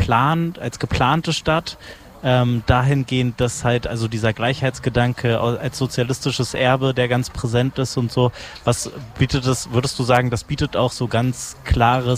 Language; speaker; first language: German; native; German